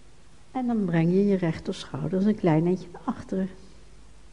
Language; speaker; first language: Dutch; native; Dutch